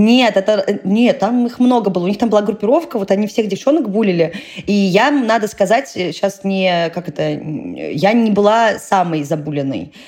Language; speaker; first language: Russian; native; Russian